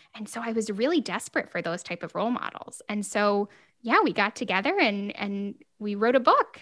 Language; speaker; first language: English; native; English